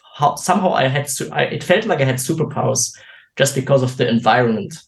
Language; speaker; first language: English; non-native, fluent; German